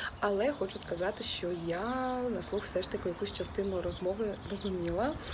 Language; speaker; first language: Ukrainian; native; Ukrainian